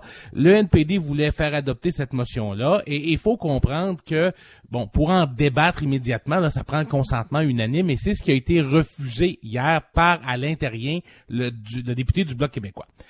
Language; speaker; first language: French; native; French